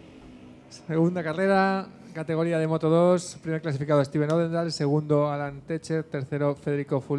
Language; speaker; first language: Spanish; native; Spanish